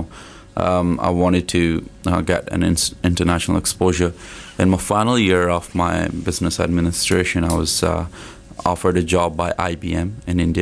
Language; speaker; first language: English; non-native, local second language; Punjabi